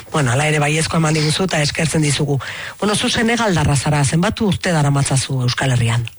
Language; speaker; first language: Basque; native; Basque